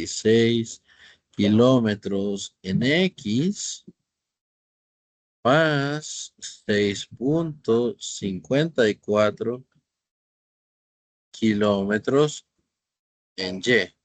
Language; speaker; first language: Spanish; native; Spanish